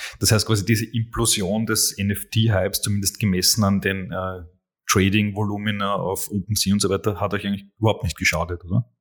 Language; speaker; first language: German; native; German